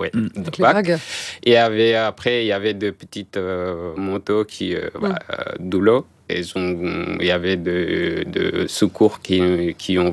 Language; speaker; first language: French; non-native, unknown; Arabic